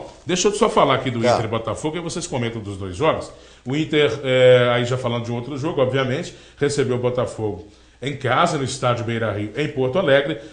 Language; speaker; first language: Portuguese; native; Portuguese